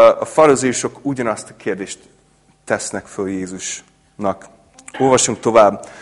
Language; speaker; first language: Hungarian; non-native, fluent; English